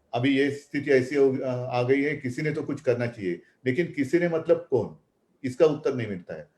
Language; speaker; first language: Hindi; non-native, local second language; Marathi